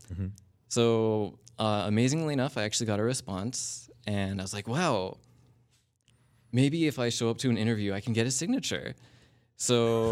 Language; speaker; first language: English; native; English